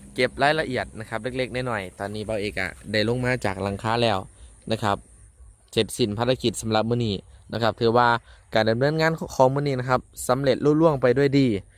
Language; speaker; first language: Thai; non-native, local second language; Northeastern Thai